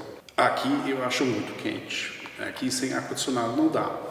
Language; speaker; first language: Portuguese; non-native, fluent; German